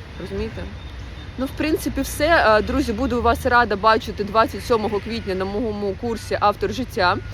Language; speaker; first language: Ukrainian; non-native, local second language; Russian